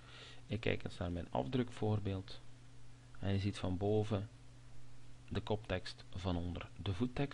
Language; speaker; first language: Dutch; native; Dutch